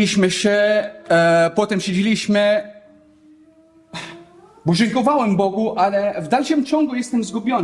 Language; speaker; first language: Polish; non-native, learner; Arabic